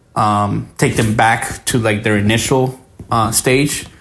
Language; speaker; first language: English; early bilingual, other home language; Spanish